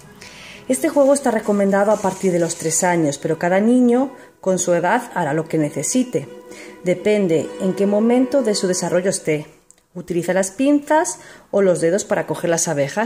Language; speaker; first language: Spanish; native; Spanish